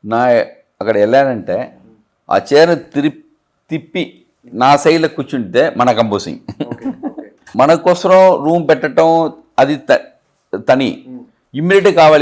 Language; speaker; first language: Telugu; non-native, learner; Tamil